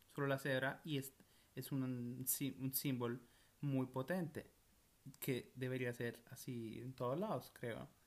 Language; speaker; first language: Spanish; non-native, fluent; Italian